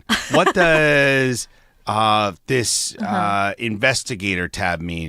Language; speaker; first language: English; native; English